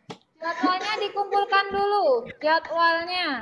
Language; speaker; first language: Indonesian; native; Indonesian